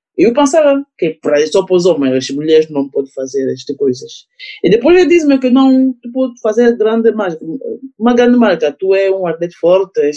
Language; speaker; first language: Portuguese; non-native, learner; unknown